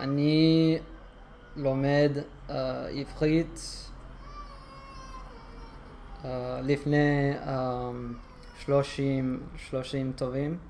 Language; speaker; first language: Hebrew; non-native, learner; English